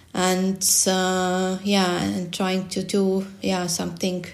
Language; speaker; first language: English; non-native, fluent; Estonian